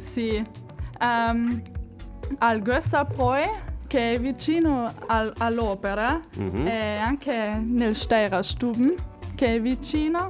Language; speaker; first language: Italian; non-native, fluent; German